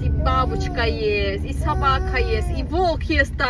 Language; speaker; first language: Russian; non-native, learner; Azerbaijani